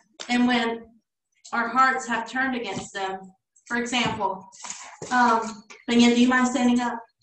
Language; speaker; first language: English; early bilingual, other home language; Spanish